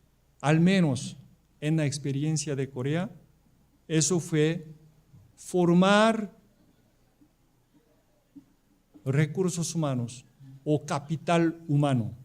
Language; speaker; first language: Spanish; non-native, fluent; Korean